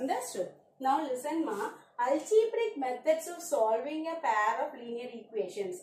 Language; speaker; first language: English; non-native, local second language; Tamil